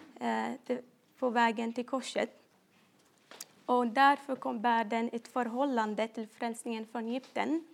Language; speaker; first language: Swedish; non-native, fluent; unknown